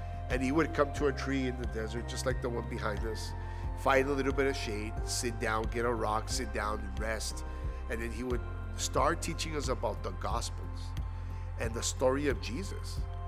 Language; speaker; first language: English; early bilingual, other home language; Spanish